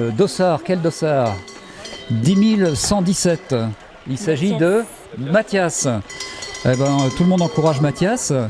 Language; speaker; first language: French; native; French